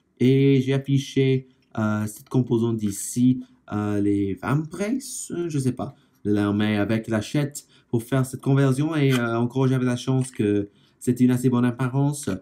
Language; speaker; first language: French; non-native, fluent; English